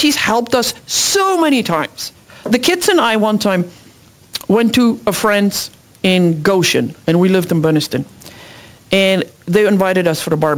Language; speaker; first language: English; non-native, local second language; Afrikaans